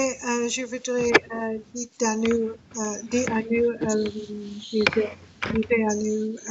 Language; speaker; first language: French; non-native, learner; English